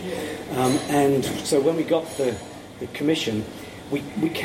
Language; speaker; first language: English; native; English